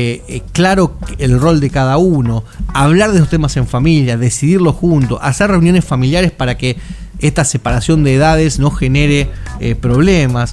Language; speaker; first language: Spanish; native; Spanish